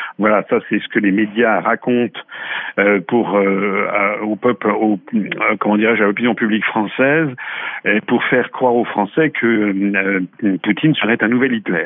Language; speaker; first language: French; native; French